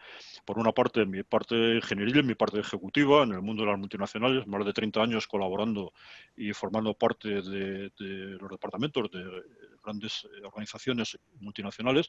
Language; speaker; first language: Spanish; native; Spanish